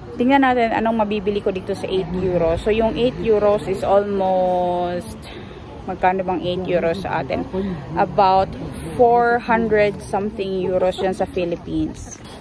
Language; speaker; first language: Filipino; native; Filipino